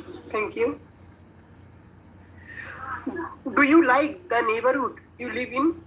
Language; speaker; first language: English; non-native, learner; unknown